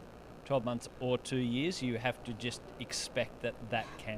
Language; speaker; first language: English; native; English